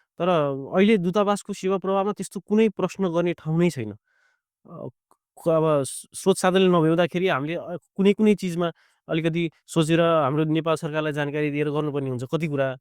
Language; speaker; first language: Nepali; native; Nepali